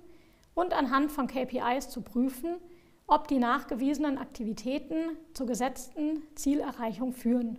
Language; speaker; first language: German; native; German